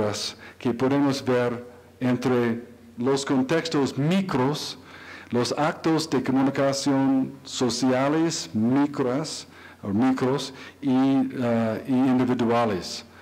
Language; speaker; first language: Spanish; non-native, learner; English